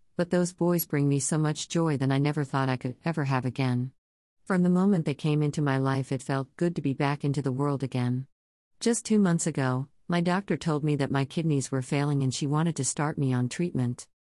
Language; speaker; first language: English; native; English